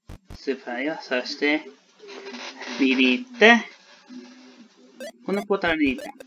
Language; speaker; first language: Japanese; non-native, learner; English